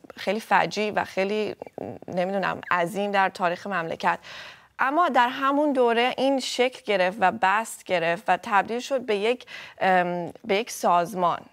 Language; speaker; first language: Persian; native; Persian